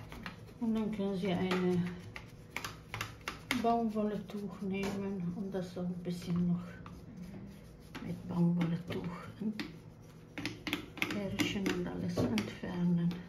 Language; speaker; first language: German; non-native, fluent; Croatian